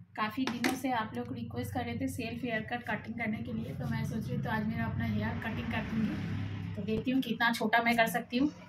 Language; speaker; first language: Hindi; non-native, local second language; Bangla